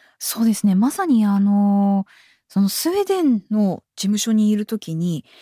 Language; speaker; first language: Japanese; native; Japanese